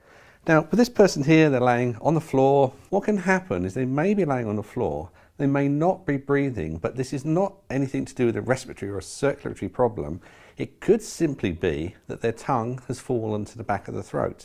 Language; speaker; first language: English; native; English